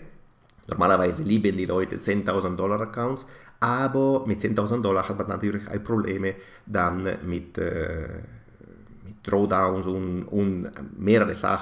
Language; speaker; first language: German; non-native, fluent; Italian